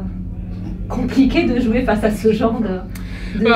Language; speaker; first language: French; native; French